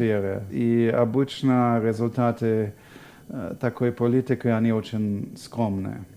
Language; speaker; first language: Russian; non-native, fluent; German